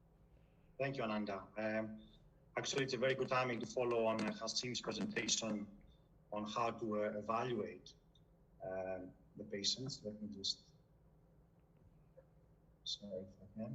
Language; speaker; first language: English; non-native, fluent; Greek